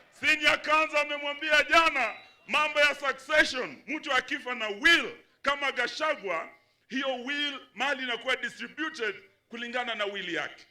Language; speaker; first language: Swahili; non-native, local second language; Luyia